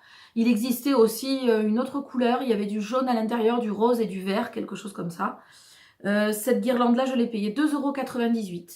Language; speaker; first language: French; native; French